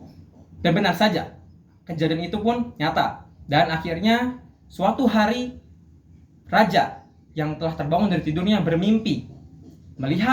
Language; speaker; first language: Indonesian; native; Indonesian